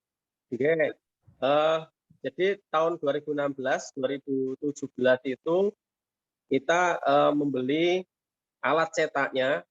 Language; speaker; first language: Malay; non-native, local second language; Javanese